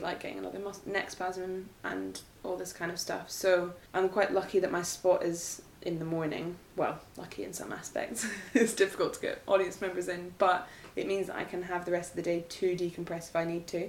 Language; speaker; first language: English; native; English